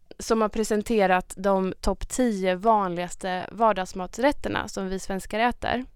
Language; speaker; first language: Swedish; native; Swedish